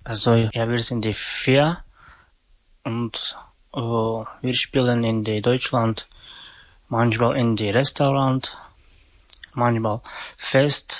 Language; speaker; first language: German; non-native, learner; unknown